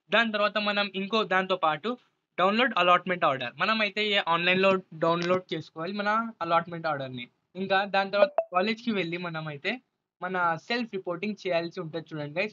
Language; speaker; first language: Telugu; non-native, local second language; Urdu